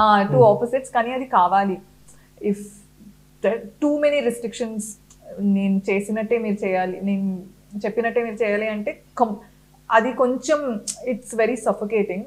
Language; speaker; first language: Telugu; non-native, local second language; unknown